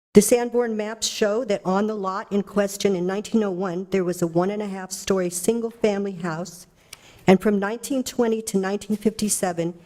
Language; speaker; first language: English; native; English